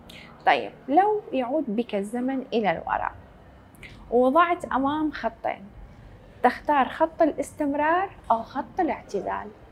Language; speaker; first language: Arabic; native; Arabic